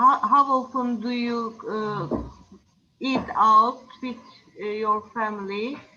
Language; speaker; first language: English; non-native, learner; Turkish